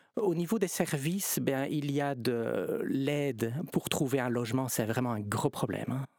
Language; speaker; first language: French; native; French